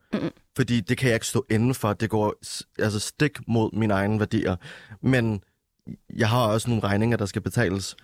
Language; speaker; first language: Danish; early bilingual, other home language; Arabic